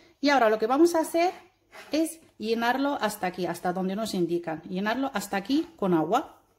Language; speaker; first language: Spanish; non-native, fluent; Arabic